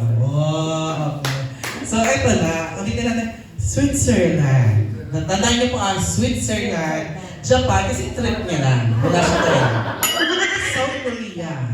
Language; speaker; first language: Filipino; native; Filipino